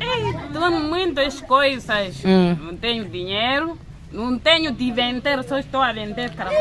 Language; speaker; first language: Portuguese; non-native, local second language; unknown